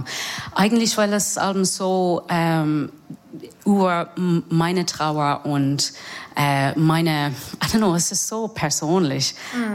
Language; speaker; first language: German; non-native, fluent; English